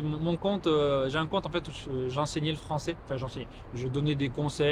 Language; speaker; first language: French; native; French